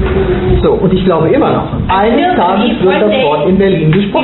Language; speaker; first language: German; native; German